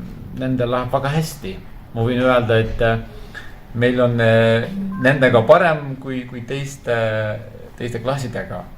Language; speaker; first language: Estonian; non-native, fluent; Turkish